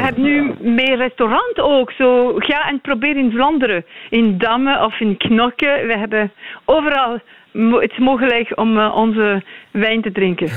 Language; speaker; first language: Dutch; non-native, learner; French